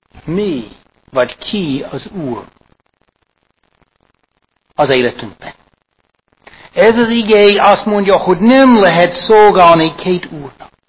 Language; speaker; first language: Hungarian; non-native, fluent; English